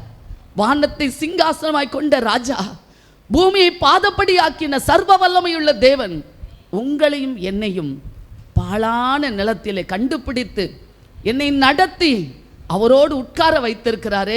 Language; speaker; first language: Tamil; native; Tamil